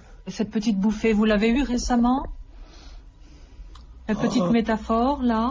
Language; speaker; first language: French; native; French